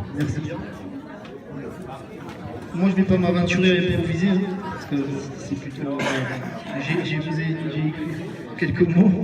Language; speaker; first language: French; native; French